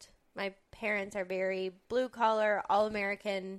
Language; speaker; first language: English; native; English